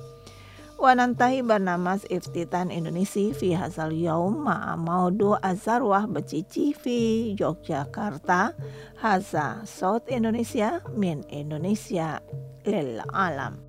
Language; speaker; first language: Arabic; non-native, fluent; Indonesian